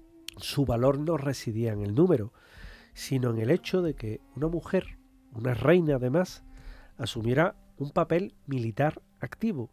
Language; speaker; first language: Spanish; native; Spanish